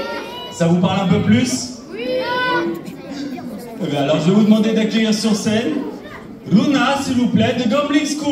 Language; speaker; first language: French; native; French